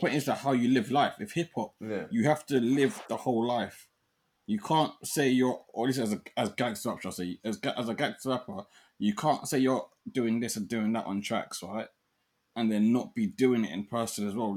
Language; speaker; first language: English; native; English